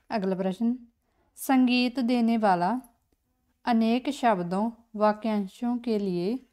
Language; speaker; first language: Hindi; non-native, local second language; Punjabi